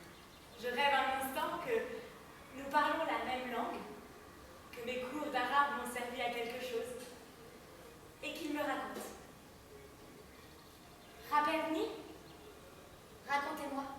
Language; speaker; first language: French; native; French